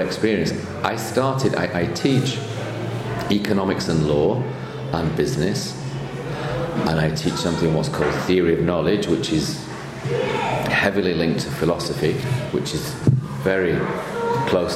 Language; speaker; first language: English; native; English